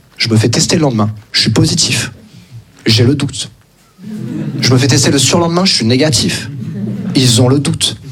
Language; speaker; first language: French; native; French